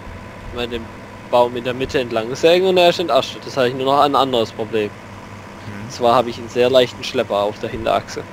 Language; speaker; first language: German; native; German